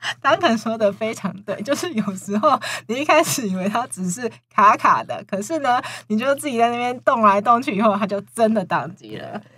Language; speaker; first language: Chinese; native; Chinese